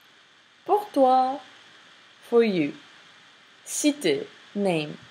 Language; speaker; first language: French; non-native, fluent; English